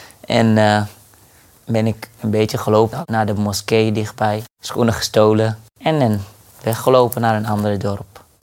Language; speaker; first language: Dutch; non-native, fluent; Arabic